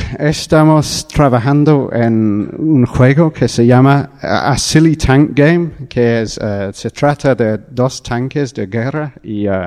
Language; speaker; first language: Spanish; non-native, learner; English